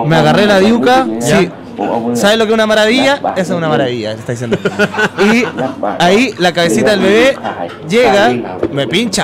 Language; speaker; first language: Spanish; native; Spanish